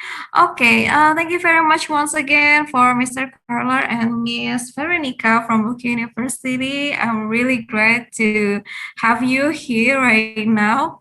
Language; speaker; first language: English; non-native, fluent; Indonesian